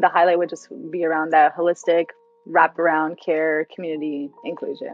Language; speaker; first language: English; native; English